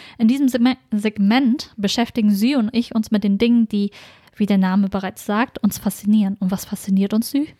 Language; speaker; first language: German; early bilingual, other home language; Vietnamese